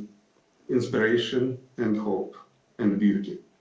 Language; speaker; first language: English; non-native, fluent; Ukrainian